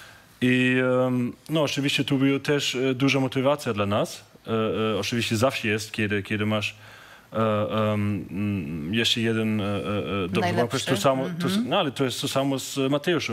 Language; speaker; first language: Polish; non-native, learner; German